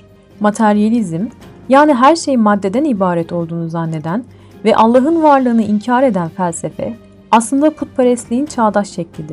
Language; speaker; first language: Turkish; native; Turkish